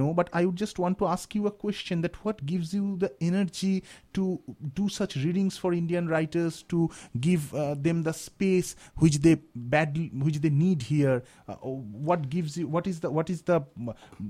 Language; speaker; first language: English; non-native, local second language; Bangla